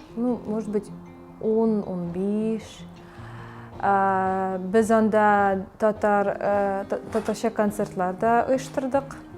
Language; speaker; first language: Tatar; non-native, local second language; Russian